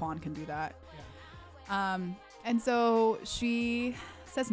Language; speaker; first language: English; early bilingual, other home language; Korean